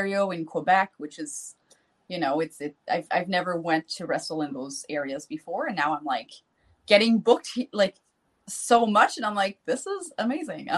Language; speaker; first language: English; non-native, fluent; French